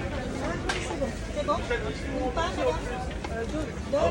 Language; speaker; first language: French; non-native, learner; Thai